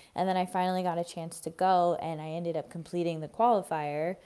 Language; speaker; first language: English; native; English